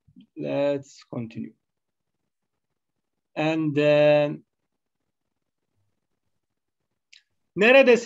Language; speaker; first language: English; non-native, learner; Arabic